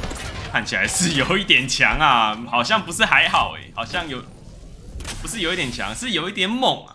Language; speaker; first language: Chinese; native; Chinese